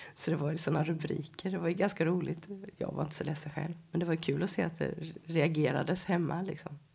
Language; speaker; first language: Swedish; native; Swedish